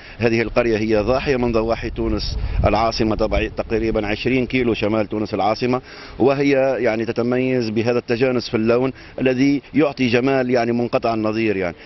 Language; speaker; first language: Arabic; native; Arabic